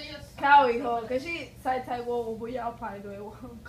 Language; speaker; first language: Chinese; non-native, learner; Spanish